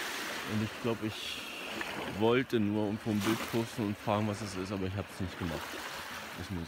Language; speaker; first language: German; native; German